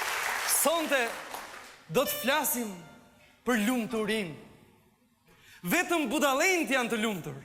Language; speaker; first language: Albanian; native; Albanian